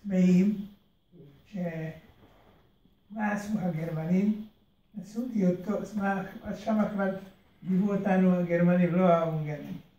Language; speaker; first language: Hebrew; early bilingual, other home language; Hungarian